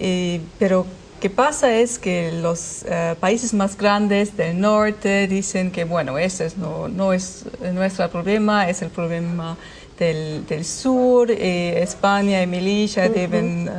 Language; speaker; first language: Spanish; non-native, learner; German